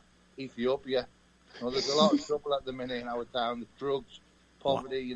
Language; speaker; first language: English; native; English